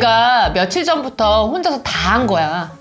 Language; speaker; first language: Korean; native; Korean